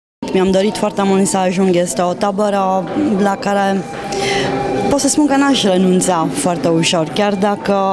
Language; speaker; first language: Romanian; native; Romanian